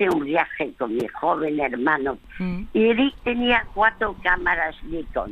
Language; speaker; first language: Spanish; early bilingual, other home language; French